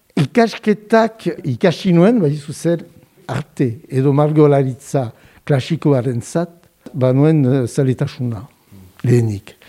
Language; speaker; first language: Basque; non-native, local second language; French